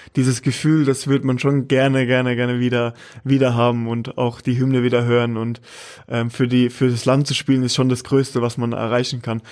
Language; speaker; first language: German; native; German